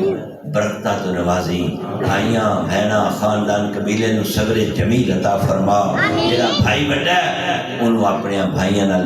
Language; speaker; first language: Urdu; non-native, local second language; Punjabi